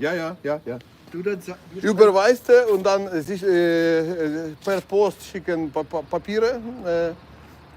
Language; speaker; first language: German; non-native, learner; Ukrainian